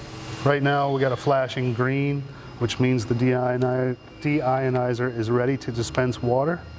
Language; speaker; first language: English; native; English